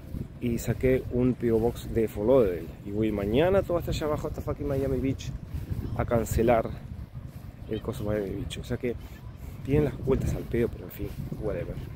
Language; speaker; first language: Spanish; native; Spanish